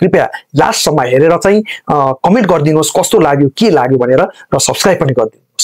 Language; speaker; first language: Nepali; native; Nepali